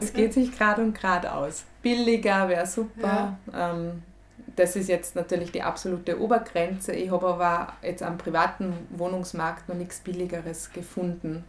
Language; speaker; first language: German; native; German